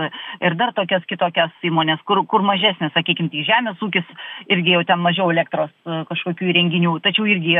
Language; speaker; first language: Lithuanian; native; Lithuanian